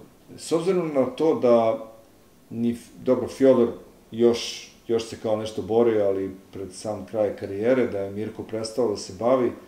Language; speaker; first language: Serbian; native; Serbian